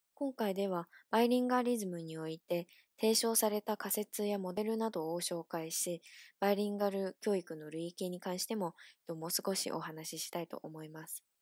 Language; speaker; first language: Japanese; non-native, fluent; Chinese